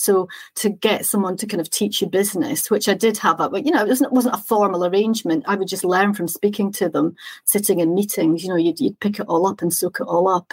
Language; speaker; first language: English; native; English